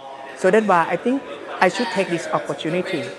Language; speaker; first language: English; non-native, fluent; Thai